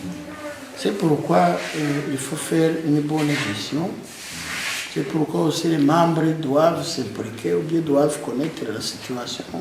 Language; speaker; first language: French; non-native, local second language; Kinyarwanda